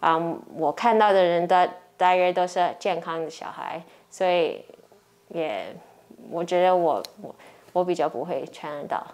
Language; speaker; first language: Chinese; early bilingual, heritage; English